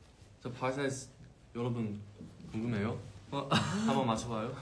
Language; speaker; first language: Korean; non-native, learner; Chinese